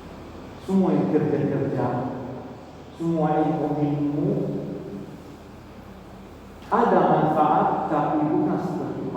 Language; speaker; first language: Indonesian; non-native, learner; Arabic